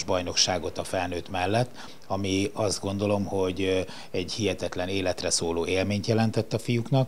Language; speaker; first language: Hungarian; native; Hungarian